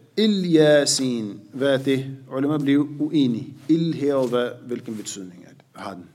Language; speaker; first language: Danish; non-native, fluent; Arabic